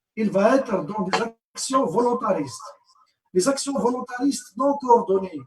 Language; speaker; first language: French; non-native, local second language; Arabic